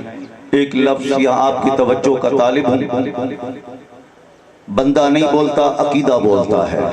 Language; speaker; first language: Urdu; non-native, local second language; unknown